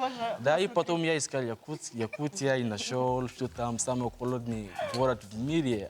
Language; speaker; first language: Russian; non-native, learner; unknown